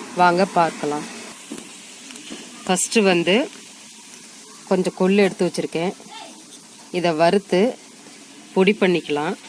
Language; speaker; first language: Tamil; native; Tamil